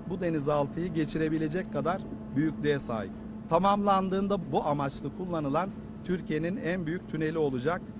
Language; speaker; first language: Turkish; native; Turkish